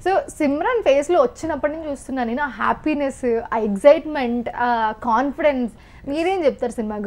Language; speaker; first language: Telugu; native; Telugu